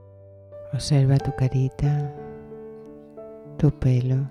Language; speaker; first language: Spanish; native; Spanish